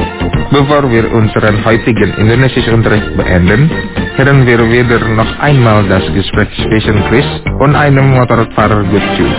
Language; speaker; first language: German; non-native, fluent; Indonesian